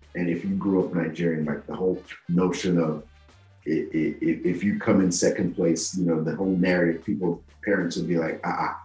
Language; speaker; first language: English; non-native, local second language; Yoruba